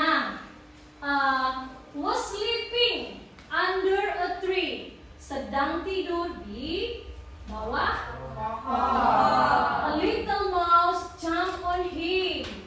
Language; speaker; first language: English; non-native, local second language; Indonesian